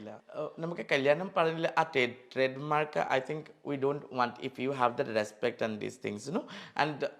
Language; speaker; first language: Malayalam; non-native, learner; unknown